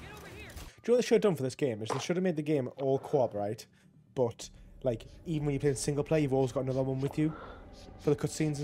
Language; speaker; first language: English; native; English